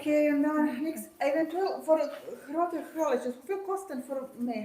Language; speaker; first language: Dutch; non-native, learner; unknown